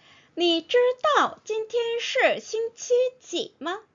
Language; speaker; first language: Chinese; non-native, fluent; Korean